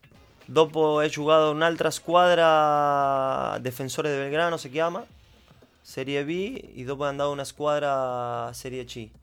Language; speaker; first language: Italian; non-native, learner; Spanish